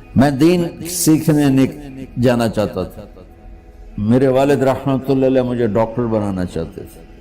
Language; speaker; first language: Urdu; non-native, local second language; Punjabi